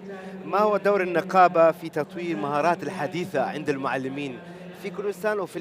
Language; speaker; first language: Arabic; non-native, local second language; Kurdish